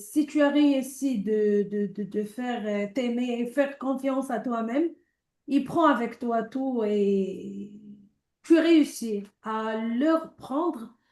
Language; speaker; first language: French; non-native, learner; Arabic